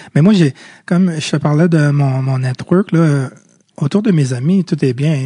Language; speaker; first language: French; early bilingual, other home language; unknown